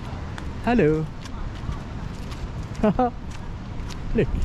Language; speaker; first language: English; non-native, fluent; Somali